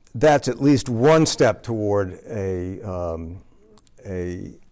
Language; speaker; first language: English; native; English